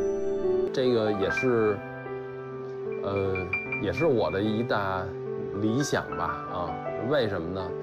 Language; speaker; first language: Chinese; native; Chinese